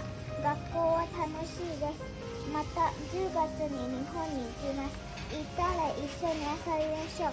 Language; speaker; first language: Japanese; early bilingual, heritage; Japanese